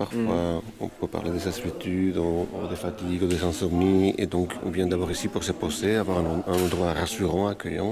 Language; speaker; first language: French; native; French